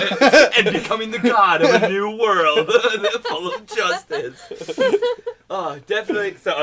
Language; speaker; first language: English; native; English